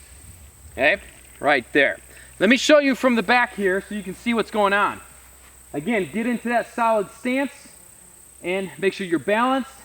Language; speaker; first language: English; native; English